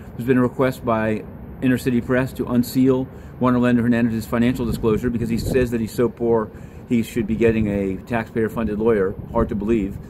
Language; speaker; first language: English; native; English